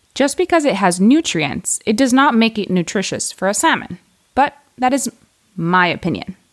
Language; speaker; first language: English; native; English